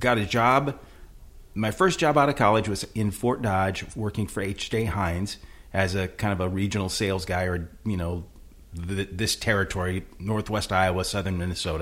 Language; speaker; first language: English; native; English